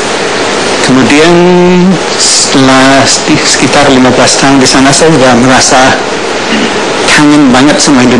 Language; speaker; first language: Indonesian; non-native, fluent; English